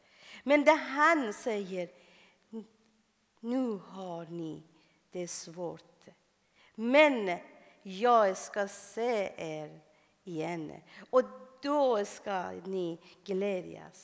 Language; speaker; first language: Swedish; non-native, fluent; Persian